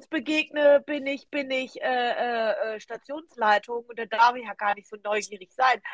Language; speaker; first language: German; native; German